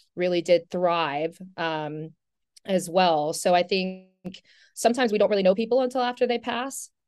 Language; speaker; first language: English; native; English